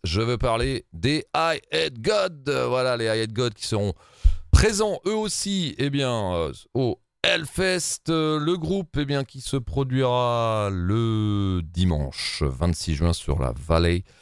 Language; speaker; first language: French; native; French